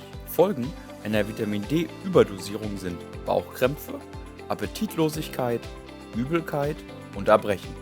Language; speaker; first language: German; native; German